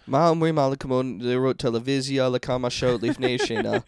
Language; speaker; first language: Hebrew; non-native, fluent; English